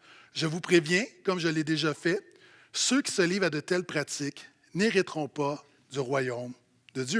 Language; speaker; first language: French; native; French